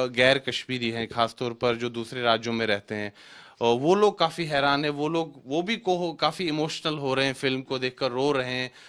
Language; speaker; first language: Hindi; native; Hindi